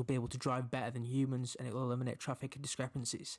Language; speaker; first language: English; native; English